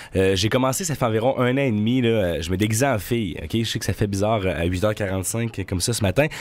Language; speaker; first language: French; native; French